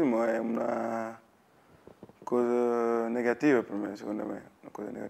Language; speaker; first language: Italian; non-native, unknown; Wolof